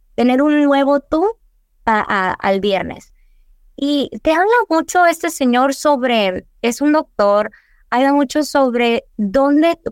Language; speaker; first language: Spanish; early bilingual, heritage; Spanish